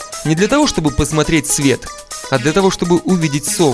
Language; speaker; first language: Russian; native; Russian